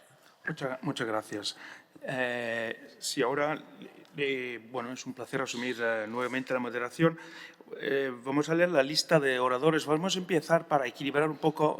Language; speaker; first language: Spanish; non-native, fluent; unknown